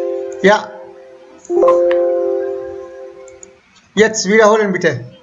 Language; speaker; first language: German; non-native, fluent; Hindi